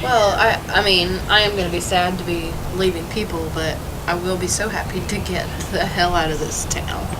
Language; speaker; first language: English; native; English